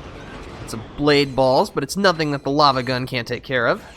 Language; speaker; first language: English; native; English